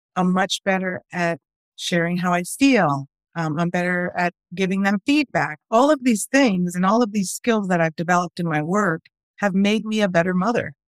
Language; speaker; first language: English; early bilingual, other home language; Spanish